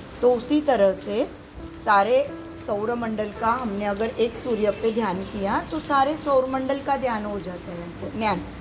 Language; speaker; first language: Hindi; non-native, local second language; Marathi